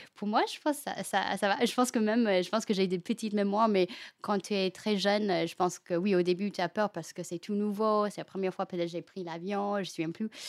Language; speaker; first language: French; non-native, fluent; Chinese